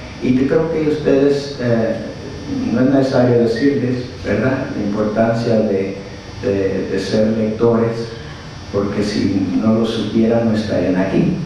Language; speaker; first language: Spanish; early bilingual, heritage; Spanish